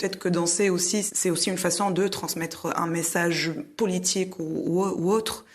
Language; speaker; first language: French; non-native, local second language; Arabic